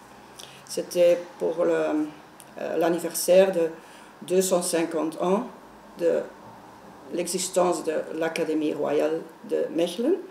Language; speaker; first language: French; non-native, local second language; Dutch